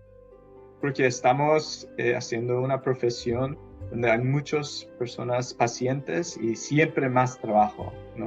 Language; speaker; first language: Spanish; non-native, fluent; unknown